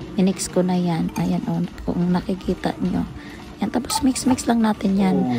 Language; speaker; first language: Filipino; non-native, local second language; Cebuano